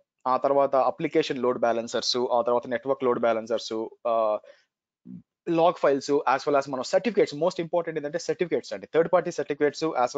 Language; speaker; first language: Telugu; native; Telugu